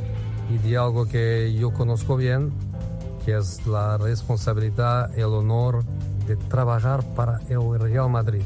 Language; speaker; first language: Spanish; non-native, fluent; Portuguese